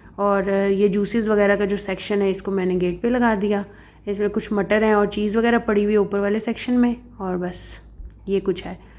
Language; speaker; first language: Urdu; non-native, local second language; Punjabi